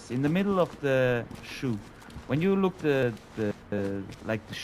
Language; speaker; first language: English; non-native, fluent; Italian